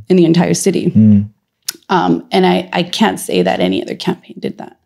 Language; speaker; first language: English; native; English